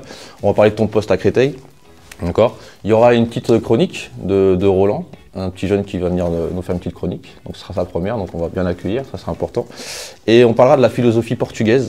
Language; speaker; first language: French; native; French